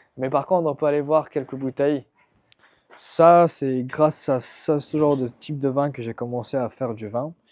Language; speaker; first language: French; non-native, fluent; Persian